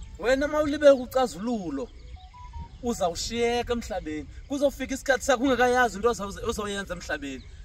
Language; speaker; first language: Zulu; non-native, local second language; Xhosa